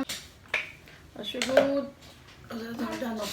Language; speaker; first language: Swedish; non-native, fluent; Thai